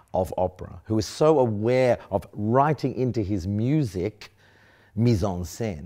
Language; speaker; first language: English; native; English